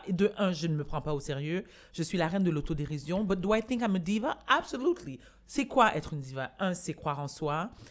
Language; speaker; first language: French; native; French